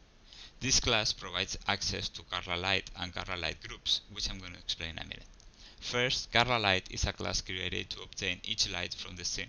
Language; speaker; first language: English; non-native, fluent; Spanish